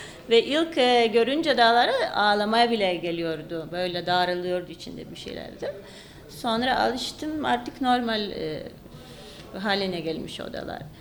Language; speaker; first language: Turkish; non-native, fluent; Lithuanian